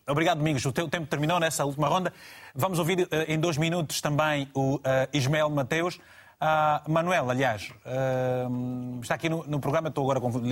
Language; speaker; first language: Portuguese; native; Portuguese